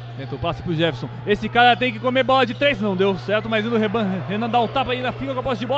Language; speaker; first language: Portuguese; native; Portuguese